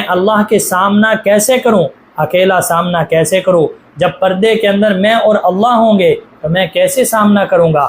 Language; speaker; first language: Urdu; native; Urdu